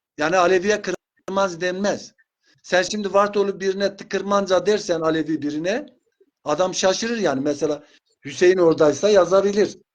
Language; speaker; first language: Turkish; non-native, local second language; Zaza